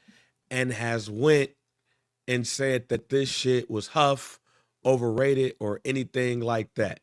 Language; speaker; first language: English; native; English